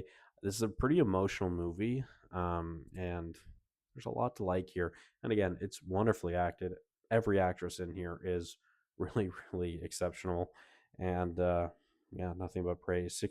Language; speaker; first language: English; native; English